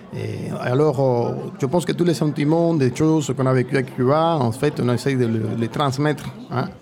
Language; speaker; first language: French; non-native, fluent; Spanish